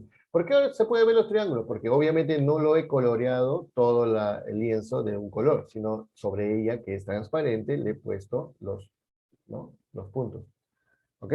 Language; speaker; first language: Spanish; native; Spanish